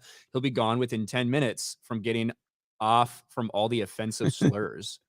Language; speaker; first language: English; native; English